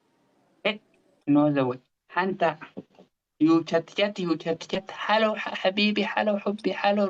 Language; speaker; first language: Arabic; non-native, learner; Oromo